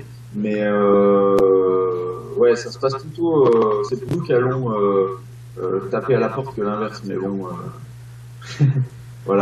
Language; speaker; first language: French; native; French